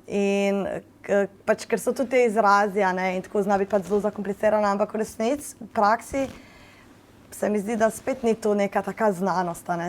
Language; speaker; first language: Slovenian; native; Slovenian